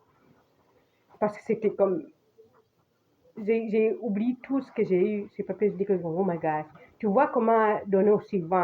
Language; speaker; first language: French; non-native, fluent; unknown